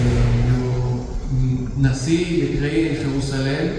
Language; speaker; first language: Spanish; non-native, fluent; Hebrew